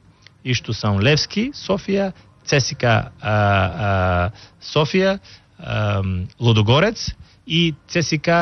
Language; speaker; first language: Portuguese; non-native, fluent; Bulgarian